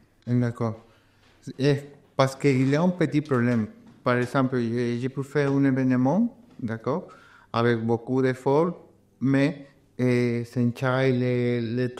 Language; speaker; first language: French; non-native, learner; Spanish